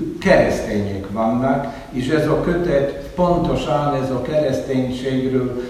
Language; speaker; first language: Hungarian; non-native, fluent; Polish